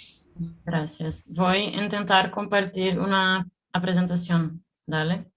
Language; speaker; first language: Spanish; non-native, learner; Portuguese